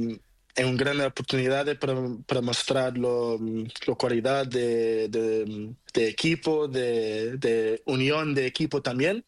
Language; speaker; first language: Spanish; non-native, learner; Portuguese